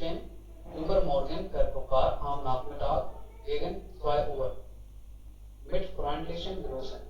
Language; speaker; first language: German; non-native, learner; Hindi